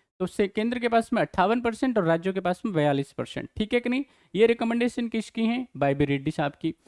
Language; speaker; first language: Hindi; native; Hindi